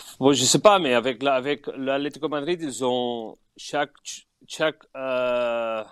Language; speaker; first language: French; non-native, learner; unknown